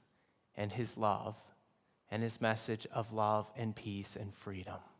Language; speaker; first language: English; native; English